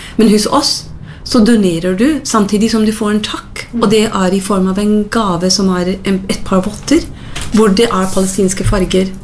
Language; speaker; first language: Norwegian; non-native, fluent; English